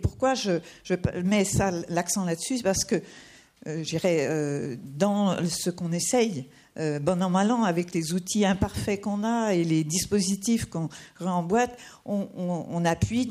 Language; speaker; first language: French; native; French